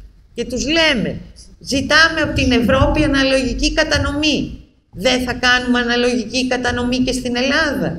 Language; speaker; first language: Greek; native; Greek